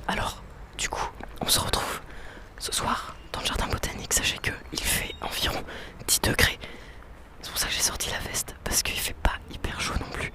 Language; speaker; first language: French; native; French